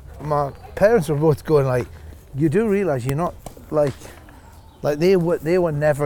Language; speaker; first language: English; native; English